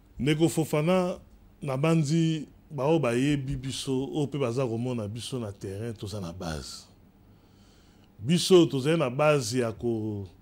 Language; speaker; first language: Lingala; native; Lingala